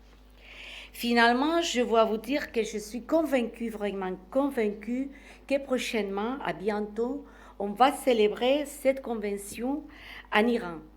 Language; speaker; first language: French; non-native, fluent; Spanish